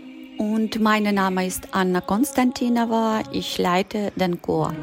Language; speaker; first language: German; non-native, learner; Ukrainian